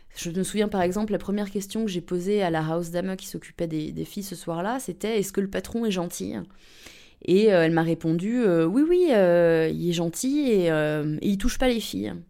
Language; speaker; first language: French; native; French